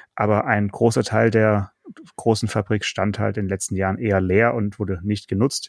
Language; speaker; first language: German; native; German